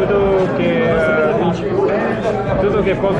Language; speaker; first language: Portuguese; non-native, fluent; English